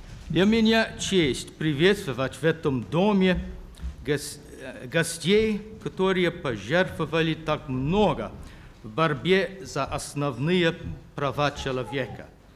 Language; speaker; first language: Russian; non-native, fluent; English